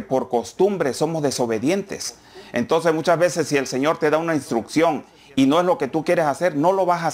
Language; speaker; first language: Spanish; native; Spanish